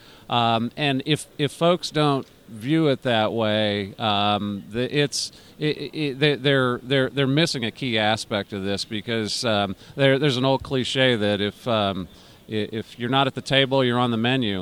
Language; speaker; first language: English; native; English